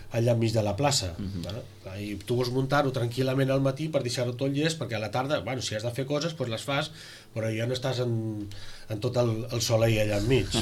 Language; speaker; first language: Catalan; native; Catalan